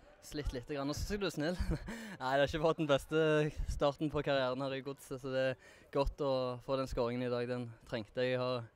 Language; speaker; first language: Norwegian; native; Norwegian